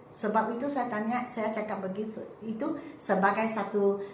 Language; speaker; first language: Malay; non-native, local second language; Chinese